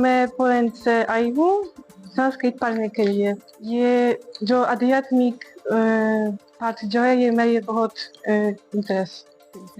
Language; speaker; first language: Hindi; non-native, learner; Polish